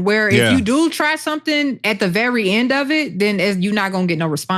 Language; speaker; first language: English; native; English